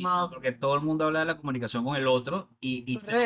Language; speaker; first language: Spanish; native; Spanish